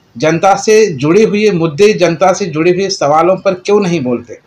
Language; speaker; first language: Hindi; non-native, local second language; Marathi